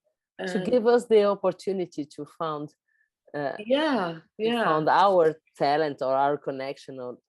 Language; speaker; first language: English; non-native, learner; German